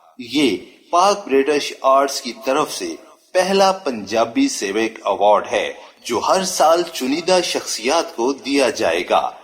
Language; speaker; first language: Urdu; non-native, local second language; Punjabi